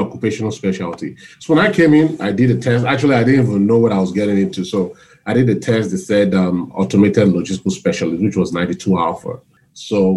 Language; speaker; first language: English; non-native, local second language; Yoruba